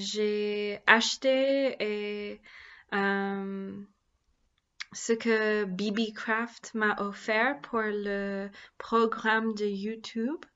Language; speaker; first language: French; non-native, learner; English